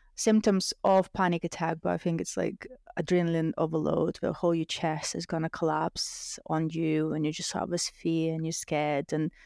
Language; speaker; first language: English; non-native, fluent; Russian